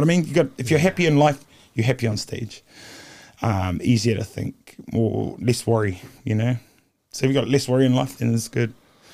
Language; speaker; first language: English; native; English